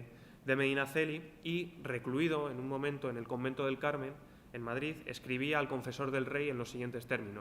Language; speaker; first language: Spanish; native; Spanish